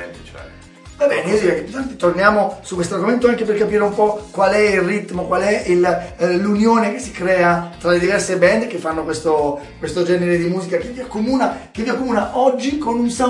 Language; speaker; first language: Italian; native; Italian